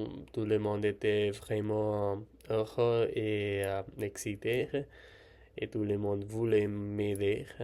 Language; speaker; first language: French; non-native, learner; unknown